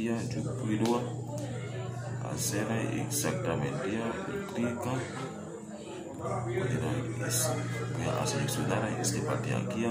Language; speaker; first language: Spanish; non-native, learner; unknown